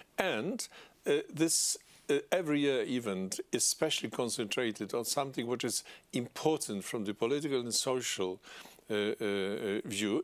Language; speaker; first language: English; non-native, fluent; Polish